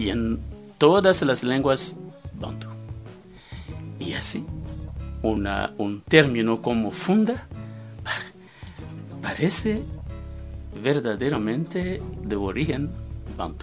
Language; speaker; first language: Spanish; non-native, fluent; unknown